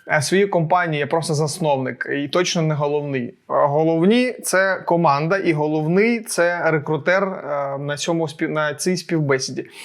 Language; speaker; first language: Ukrainian; non-native, local second language; Russian